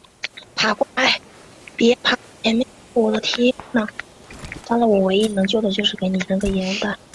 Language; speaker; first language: Chinese; native; Chinese